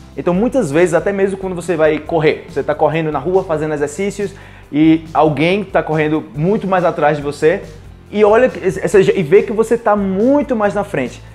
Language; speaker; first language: Portuguese; native; Portuguese